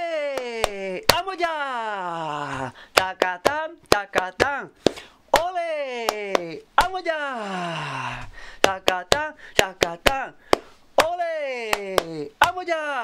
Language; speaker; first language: Japanese; non-native, fluent; Spanish